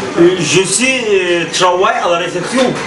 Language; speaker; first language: French; non-native, learner; Turkish